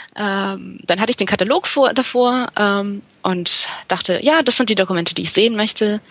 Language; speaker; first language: German; native; German